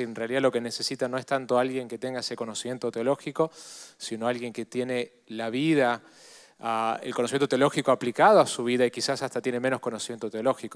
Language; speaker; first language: Spanish; native; Spanish